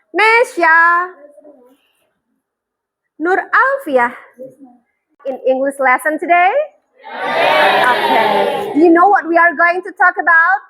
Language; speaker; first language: English; non-native, fluent; Indonesian